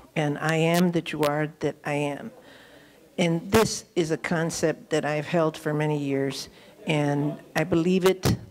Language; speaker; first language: English; early bilingual, other home language; Spanish